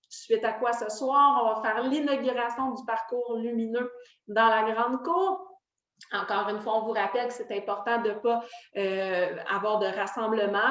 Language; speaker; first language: French; native; French